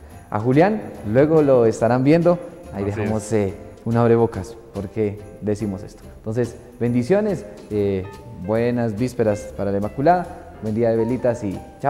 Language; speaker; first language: Spanish; native; Spanish